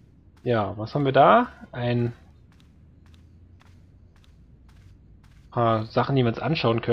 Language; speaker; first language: German; native; German